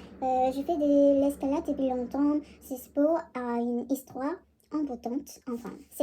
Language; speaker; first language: French; non-native, learner; Korean